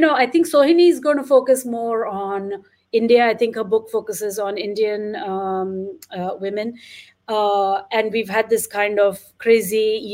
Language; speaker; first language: English; non-native, local second language; Marathi